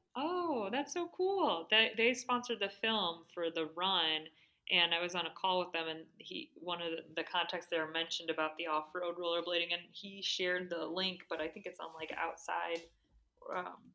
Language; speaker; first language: English; native; English